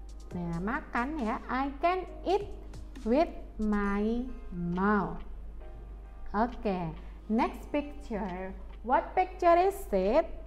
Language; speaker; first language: English; non-native, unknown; Indonesian